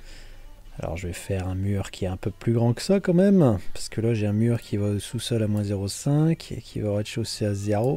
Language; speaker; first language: French; native; French